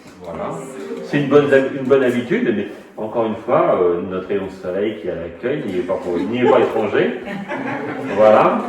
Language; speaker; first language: French; native; French